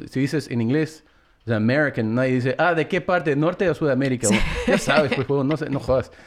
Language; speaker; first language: Spanish; early bilingual, heritage; English